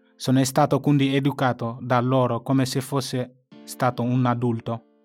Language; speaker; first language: Italian; non-native, fluent; Bambara